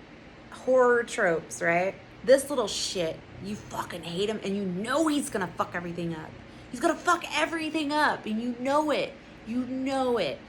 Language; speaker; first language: English; native; English